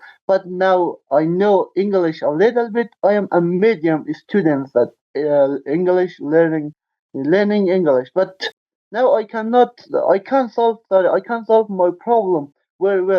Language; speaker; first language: English; non-native, learner; Persian